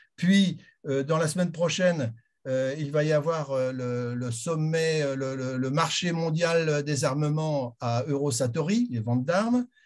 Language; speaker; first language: French; native; French